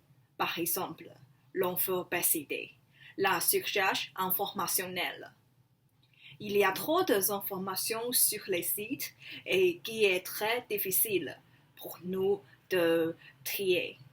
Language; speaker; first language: French; non-native, learner; Chinese